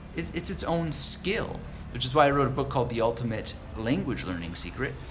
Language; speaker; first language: English; native; English